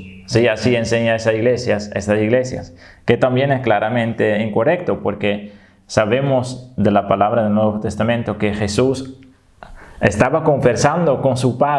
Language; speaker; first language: Spanish; non-native, fluent; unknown